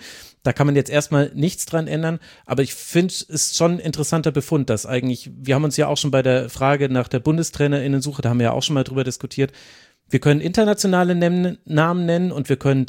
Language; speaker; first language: German; native; German